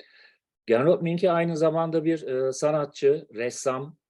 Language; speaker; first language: Turkish; native; Turkish